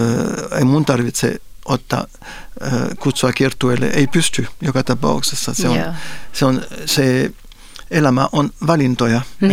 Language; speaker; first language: Finnish; non-native, fluent; French